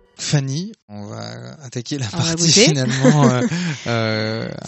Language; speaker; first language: French; native; French